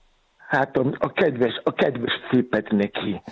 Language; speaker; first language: Hungarian; non-native, learner; Yoruba